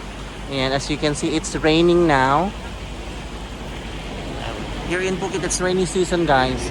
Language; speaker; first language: English; non-native, local second language; Filipino